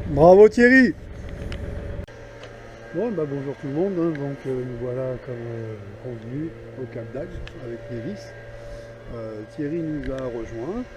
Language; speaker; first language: French; native; French